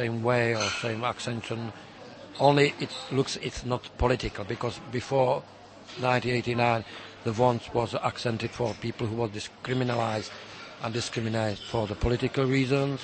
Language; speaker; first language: English; non-native, fluent; Czech